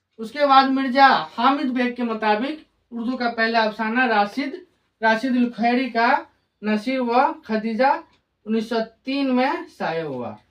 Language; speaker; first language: Hindi; native; Hindi